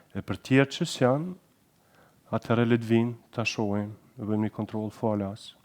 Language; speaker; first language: Albanian; native; Albanian